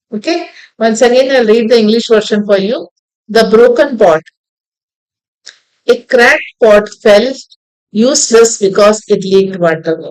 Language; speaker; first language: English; non-native, local second language; Hindi